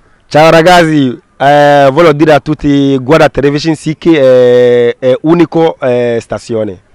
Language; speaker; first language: Italian; non-native, learner; Akan